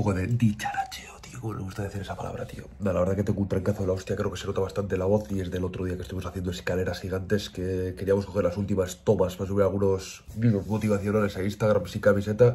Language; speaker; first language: Spanish; native; Spanish